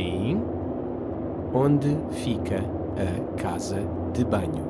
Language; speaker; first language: Portuguese; non-native, learner; English